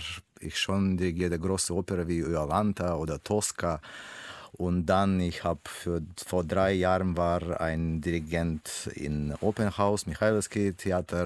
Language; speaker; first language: German; non-native, learner; Russian